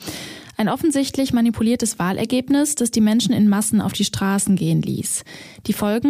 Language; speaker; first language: German; native; German